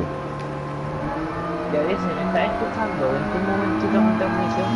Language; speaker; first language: Spanish; native; Spanish